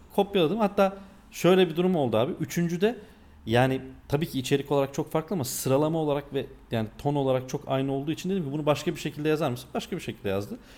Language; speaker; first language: Turkish; native; Turkish